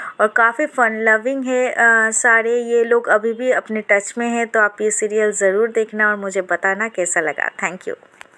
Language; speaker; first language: Hindi; non-native, local second language; Bangla